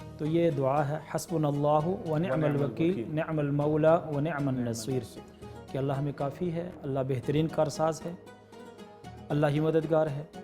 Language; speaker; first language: Urdu; non-native, local second language; Northern Hindko